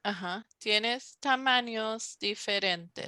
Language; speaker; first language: Spanish; non-native, fluent; English